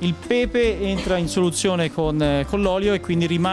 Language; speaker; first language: Italian; native; Italian